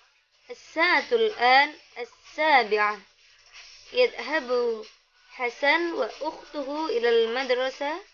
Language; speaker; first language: Arabic; non-native, learner; Indonesian